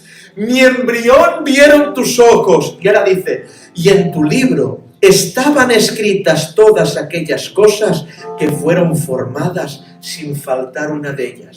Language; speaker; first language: Spanish; native; Spanish